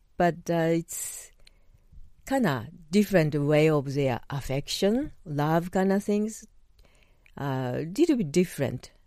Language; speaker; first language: English; non-native, fluent; Japanese